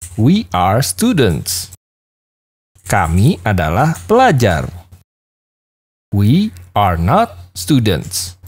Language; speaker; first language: English; non-native, fluent; Indonesian